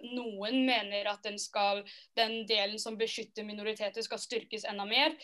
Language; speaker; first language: Norwegian; native; Norwegian